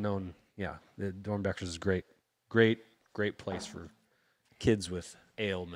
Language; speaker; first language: English; native; English